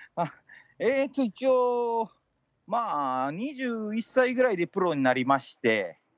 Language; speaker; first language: Japanese; early bilingual, heritage; Japanese